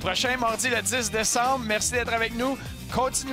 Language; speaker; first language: French; native; French